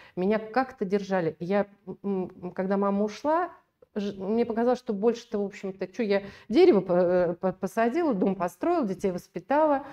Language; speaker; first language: Russian; native; Russian